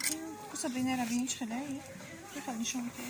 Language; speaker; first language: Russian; non-native, local second language; Tajik